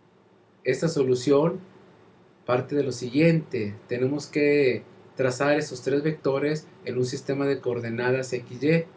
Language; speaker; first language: Spanish; native; Spanish